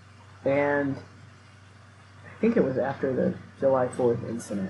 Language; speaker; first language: English; native; English